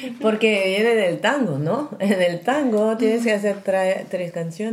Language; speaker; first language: Spanish; non-native, learner; French